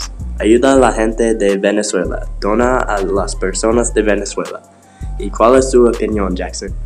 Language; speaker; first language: Spanish; non-native, learner; English